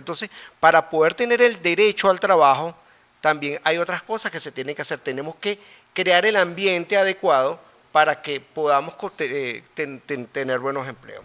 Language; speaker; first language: Spanish; native; Spanish